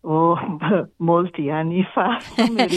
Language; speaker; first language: Italian; non-native, learner; German